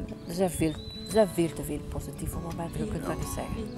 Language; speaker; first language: Dutch; native; Dutch